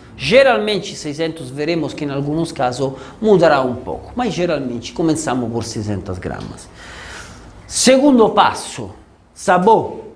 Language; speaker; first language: Portuguese; non-native, fluent; Italian